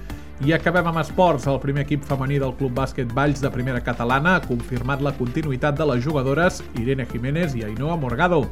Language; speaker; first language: Catalan; native; Catalan